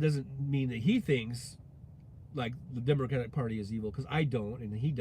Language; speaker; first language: English; native; English